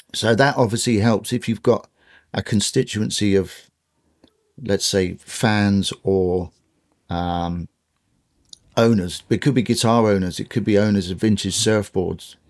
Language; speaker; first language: English; native; English